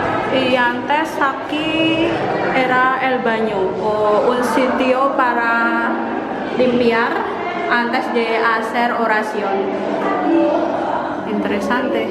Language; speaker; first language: Spanish; non-native, learner; Indonesian